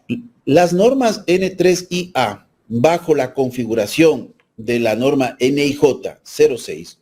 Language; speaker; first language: Spanish; native; Spanish